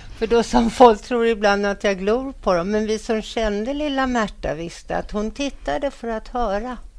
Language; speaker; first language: Swedish; native; Swedish